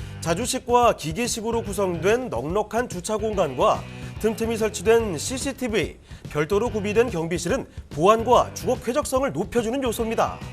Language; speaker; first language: Korean; native; Korean